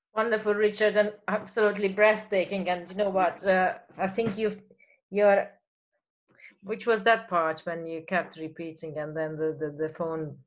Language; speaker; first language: English; non-native, fluent; Hungarian